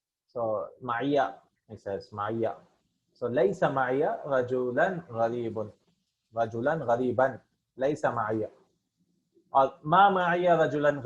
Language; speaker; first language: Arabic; non-native, fluent; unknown